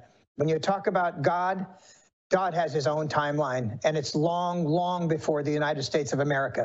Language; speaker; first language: English; native; English